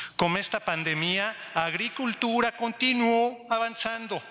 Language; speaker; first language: Portuguese; non-native, learner; Spanish